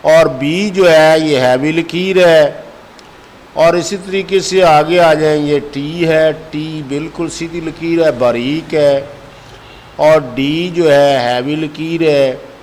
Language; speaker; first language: Urdu; non-native, local second language; Punjabi